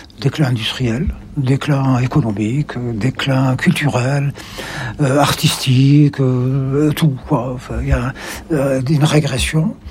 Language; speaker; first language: French; non-native, local second language; Arabic